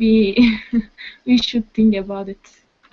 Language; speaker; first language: English; non-native, learner; Turkish